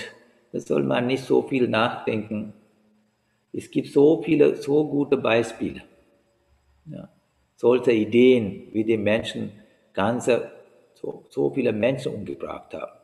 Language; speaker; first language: German; non-native, learner; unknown